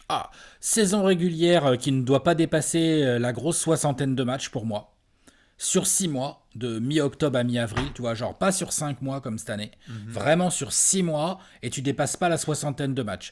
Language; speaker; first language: French; native; French